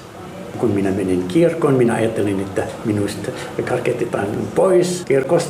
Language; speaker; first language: Finnish; non-native, fluent; Arabic